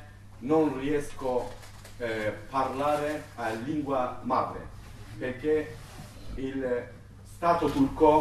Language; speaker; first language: Italian; non-native, learner; Turkish